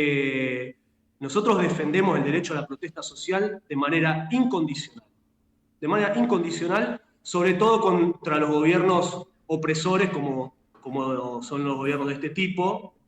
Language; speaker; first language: Spanish; native; Spanish